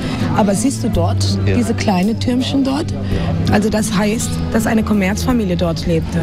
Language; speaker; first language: German; non-native, fluent; Spanish